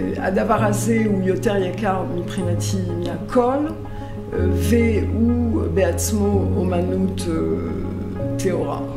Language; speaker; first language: Hebrew; non-native, fluent; French